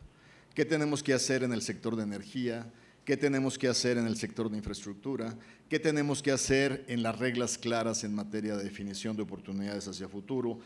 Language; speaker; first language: Spanish; native; Spanish